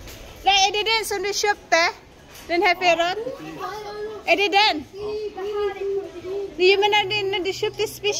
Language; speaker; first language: Swedish; non-native, learner; Cebuano